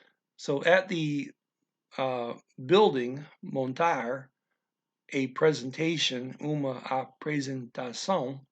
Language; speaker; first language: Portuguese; non-native, learner; English